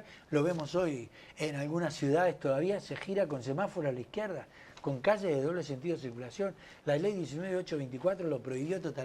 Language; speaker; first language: Spanish; native; Spanish